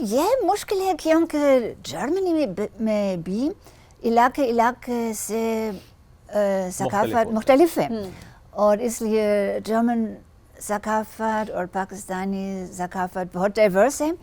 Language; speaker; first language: Hindi; non-native, learner; German